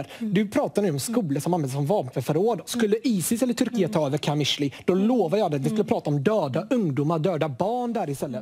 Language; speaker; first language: Swedish; native; Swedish